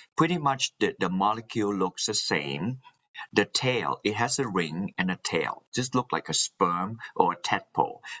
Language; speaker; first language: English; non-native, local second language; Min Nan Chinese